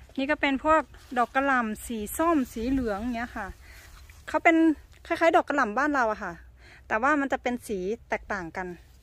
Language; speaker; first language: Thai; native; Thai